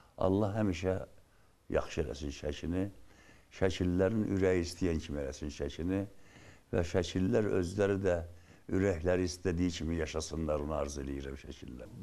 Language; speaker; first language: Azerbaijani; native; Azerbaijani